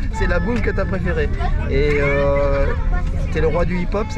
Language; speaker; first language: French; native; French